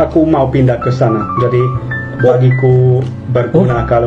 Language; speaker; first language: Indonesian; non-native, fluent; Hungarian